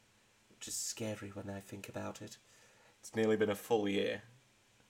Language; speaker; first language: English; native; English